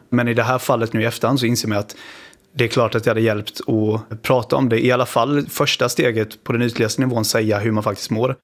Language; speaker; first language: Swedish; native; Swedish